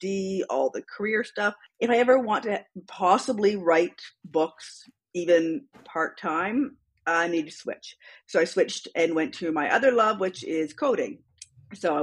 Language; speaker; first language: English; native; English